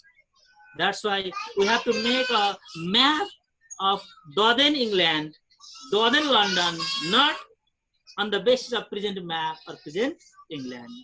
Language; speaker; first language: English; non-native, fluent; Nepali